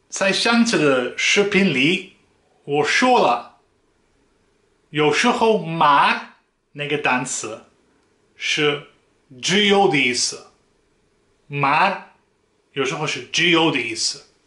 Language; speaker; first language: Chinese; non-native, fluent; Dutch